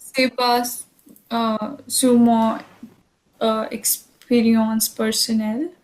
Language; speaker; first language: French; non-native, learner; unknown